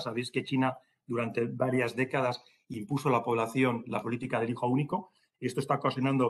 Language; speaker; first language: Spanish; native; Spanish